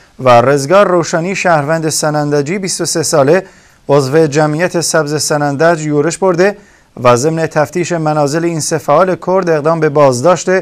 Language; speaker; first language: Persian; non-native, local second language; Kurdish